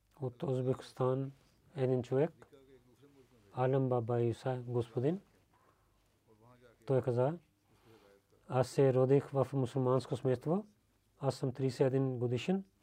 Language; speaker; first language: Bulgarian; non-native, learner; Urdu